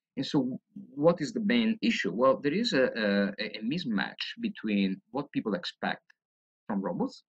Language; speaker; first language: English; non-native, fluent; Italian